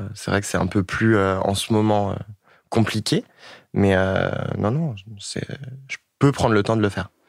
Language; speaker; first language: French; native; French